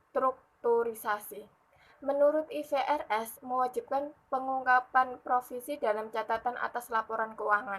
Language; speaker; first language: Indonesian; native; Indonesian